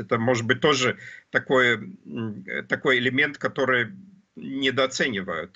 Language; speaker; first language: Russian; non-native, fluent; German